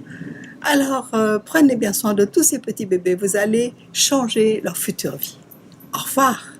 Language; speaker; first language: French; native; French